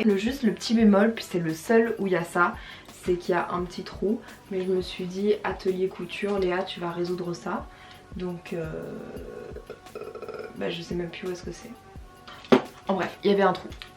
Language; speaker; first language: French; native; French